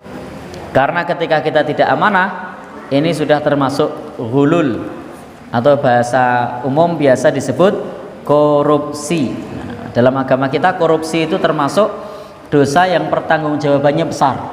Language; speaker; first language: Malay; non-native, local second language; Javanese